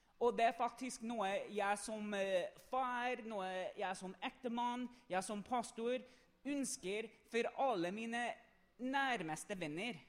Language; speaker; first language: Norwegian; non-native, fluent; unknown